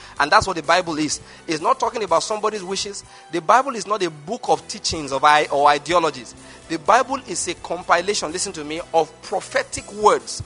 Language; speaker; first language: English; non-native, local second language; Igbo